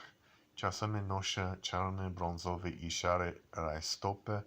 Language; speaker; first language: Polish; non-native, learner; English